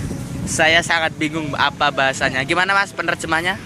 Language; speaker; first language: Indonesian; non-native, local second language; Javanese